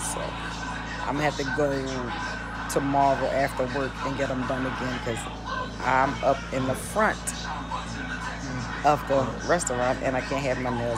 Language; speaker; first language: English; native; English